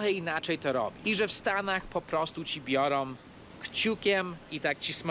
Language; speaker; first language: Polish; early bilingual, heritage; Polish